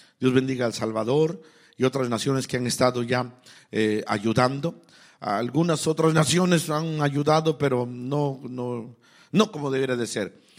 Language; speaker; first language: Spanish; native; Spanish